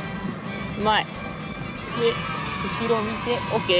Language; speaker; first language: Japanese; native; Japanese